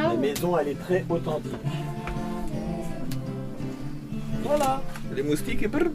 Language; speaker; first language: French; native; French